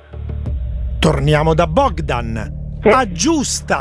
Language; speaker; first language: Italian; native; Italian